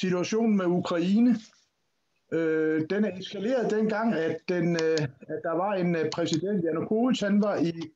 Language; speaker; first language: Danish; native; Danish